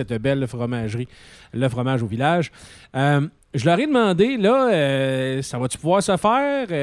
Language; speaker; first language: French; native; French